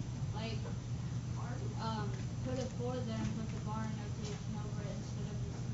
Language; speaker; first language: English; native; English